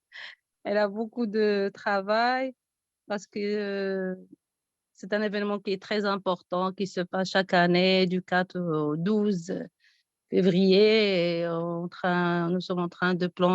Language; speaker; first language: French; non-native, local second language; Arabic